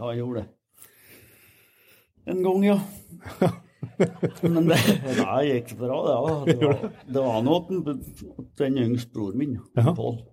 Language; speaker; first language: Norwegian; native; Norwegian